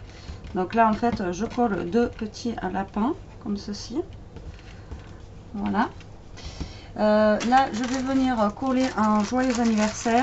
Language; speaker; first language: French; native; French